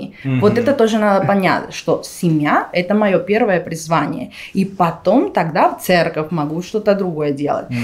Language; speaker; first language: Russian; non-native, fluent; Spanish